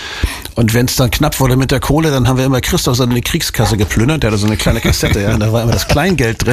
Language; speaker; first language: German; native; German